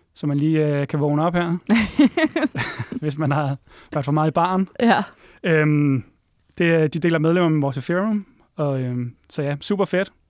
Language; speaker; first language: Danish; native; Danish